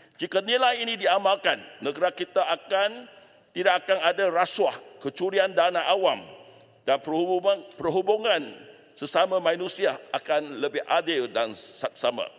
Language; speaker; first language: Malay; non-native, local second language; Chinese